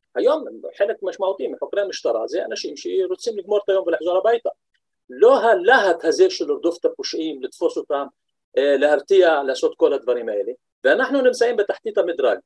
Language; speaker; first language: Hebrew; non-native, local second language; Arabic